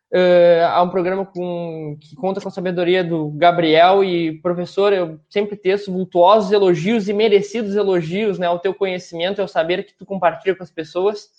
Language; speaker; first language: Portuguese; native; Portuguese